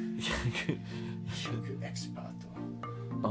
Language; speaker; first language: Japanese; non-native, learner; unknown